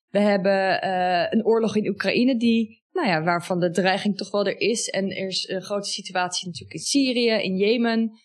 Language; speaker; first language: Dutch; native; Dutch